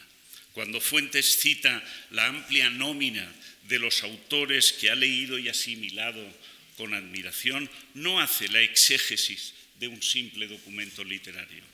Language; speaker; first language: Spanish; native; Spanish